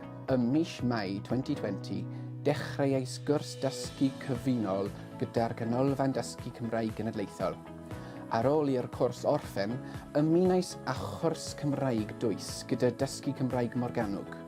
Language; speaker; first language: Welsh; non-native, learner; English